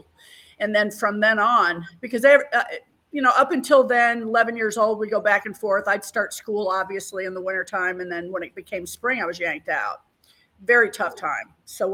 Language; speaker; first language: English; native; English